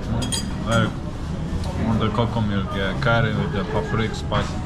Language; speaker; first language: English; non-native, learner; Polish